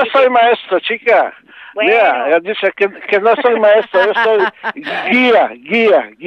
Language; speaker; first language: Spanish; non-native, learner; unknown